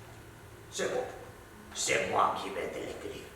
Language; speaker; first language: French; non-native, fluent; Spanish